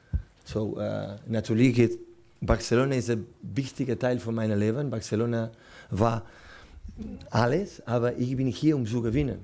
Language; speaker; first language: German; non-native, fluent; Spanish